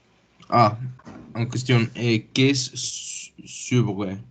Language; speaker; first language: French; non-native, learner; Spanish